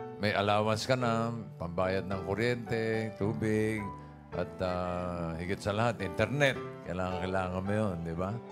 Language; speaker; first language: Filipino; native; Filipino